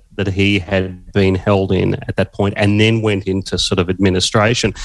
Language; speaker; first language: English; native; English